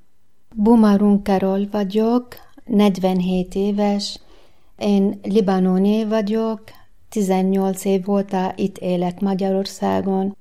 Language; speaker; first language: Hungarian; non-native, learner; Arabic